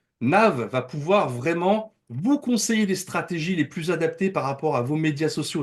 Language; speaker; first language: French; native; French